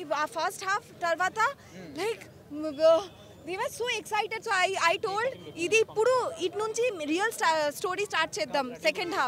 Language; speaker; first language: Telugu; non-native, learner; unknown